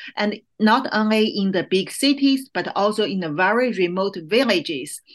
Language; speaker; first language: English; non-native, fluent; Chinese